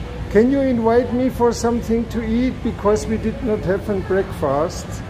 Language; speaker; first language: English; non-native, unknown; German